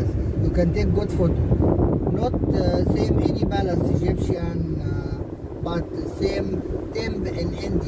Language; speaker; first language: English; non-native, learner; Arabic